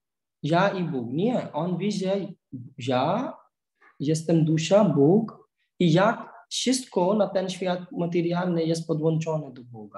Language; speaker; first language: Polish; non-native, learner; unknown